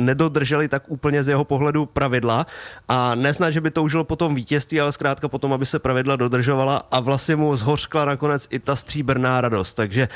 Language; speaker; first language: Czech; native; Czech